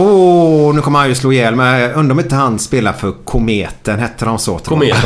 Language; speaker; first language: Swedish; native; Swedish